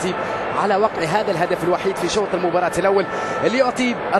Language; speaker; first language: Arabic; native; Arabic